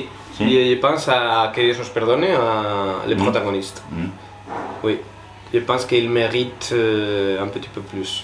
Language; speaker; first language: French; non-native, fluent; Spanish